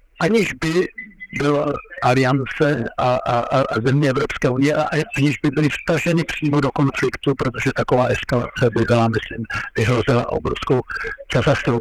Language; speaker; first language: Czech; non-native, fluent; French